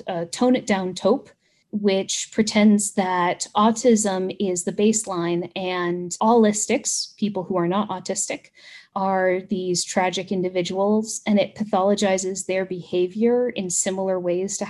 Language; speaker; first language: English; native; English